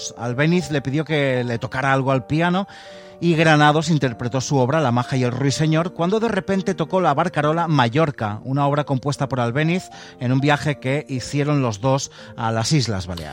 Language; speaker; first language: Spanish; native; Spanish